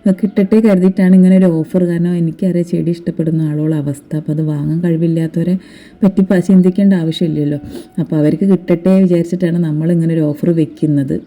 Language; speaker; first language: Malayalam; native; Malayalam